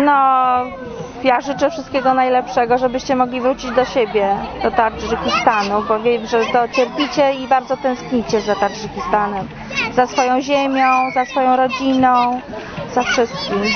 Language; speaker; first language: Polish; native; Polish